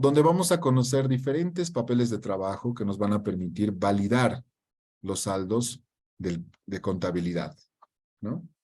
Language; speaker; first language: Spanish; native; Spanish